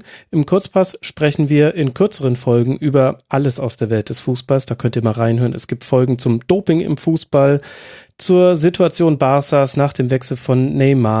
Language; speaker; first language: German; native; German